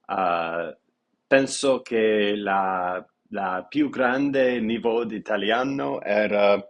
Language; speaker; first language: Italian; non-native, learner; English